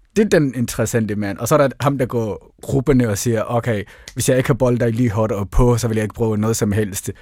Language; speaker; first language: Danish; early bilingual, other home language; Somali